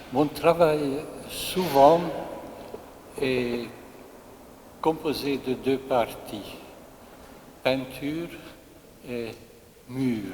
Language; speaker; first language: French; non-native, fluent; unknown